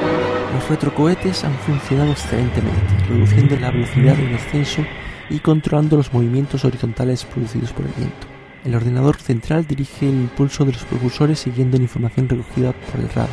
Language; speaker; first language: Spanish; native; Spanish